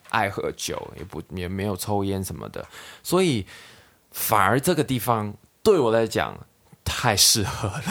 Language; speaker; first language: Chinese; non-native, local second language; Cantonese